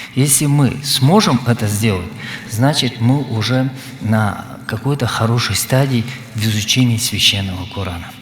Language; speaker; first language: Russian; non-native, local second language; Kazakh